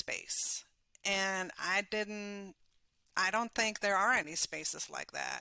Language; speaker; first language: English; non-native, fluent; German